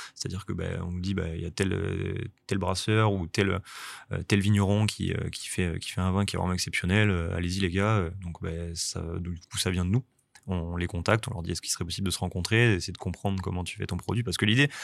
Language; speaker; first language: French; native; French